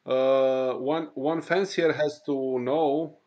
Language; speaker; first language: English; non-native, learner; Romanian